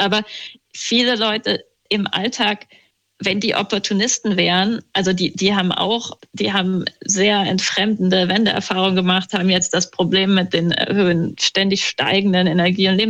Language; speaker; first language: German; native; German